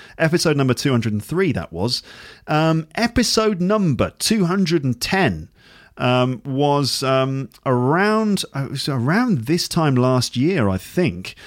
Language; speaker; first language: English; native; English